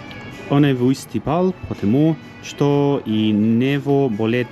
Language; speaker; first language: Russian; non-native, learner; English